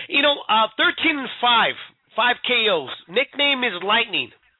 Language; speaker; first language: English; early bilingual, other home language; Spanish